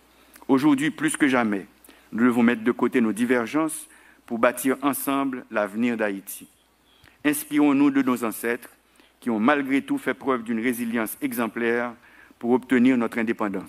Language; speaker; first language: French; non-native, local second language; Haitian Creole